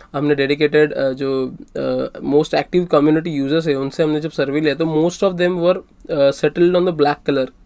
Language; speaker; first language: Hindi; non-native, local second language; Marathi